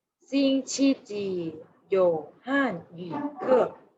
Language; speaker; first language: Chinese; non-native, fluent; Thai